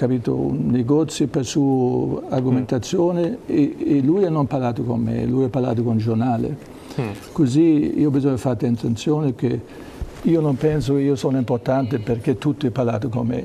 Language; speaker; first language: Italian; non-native, learner; German